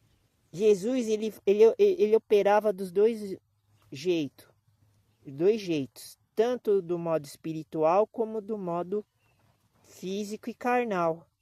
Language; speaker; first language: Portuguese; native; Portuguese